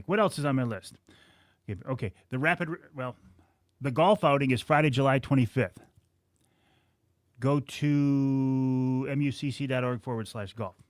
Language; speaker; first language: English; native; English